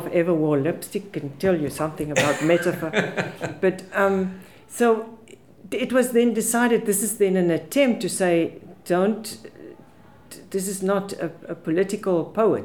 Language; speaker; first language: English; non-native, local second language; Afrikaans